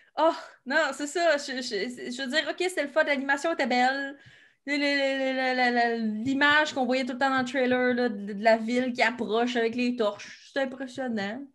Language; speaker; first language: French; native; French